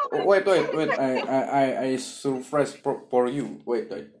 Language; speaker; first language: English; non-native, learner; Indonesian